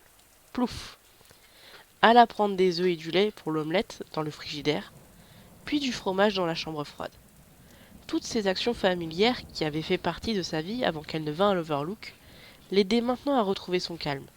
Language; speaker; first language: French; native; French